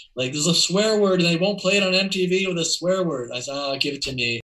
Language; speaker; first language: English; native; English